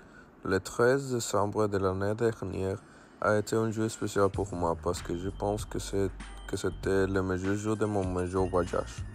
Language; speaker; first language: French; non-native, learner; Spanish